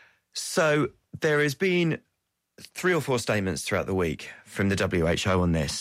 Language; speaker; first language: English; native; English